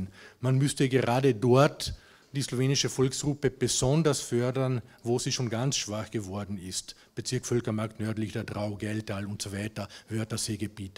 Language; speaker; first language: German; non-native, local second language; Slovenian